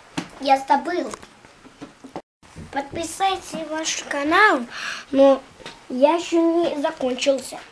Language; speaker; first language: Russian; early bilingual, heritage; Russian